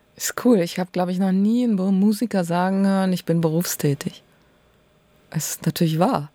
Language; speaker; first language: German; native; German